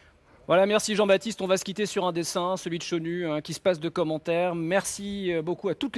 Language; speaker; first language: French; native; French